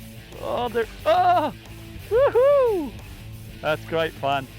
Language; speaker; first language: English; native; English